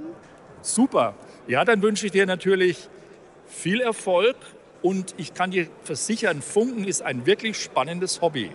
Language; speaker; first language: German; native; German